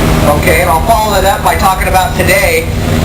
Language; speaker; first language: English; native; English